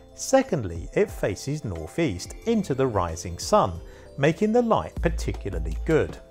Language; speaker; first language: English; native; English